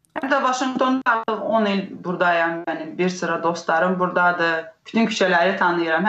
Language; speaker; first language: Azerbaijani; non-native, local second language; Russian